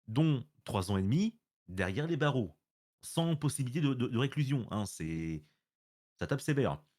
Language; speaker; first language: French; native; French